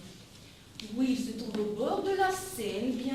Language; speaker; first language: French; non-native, fluent; Russian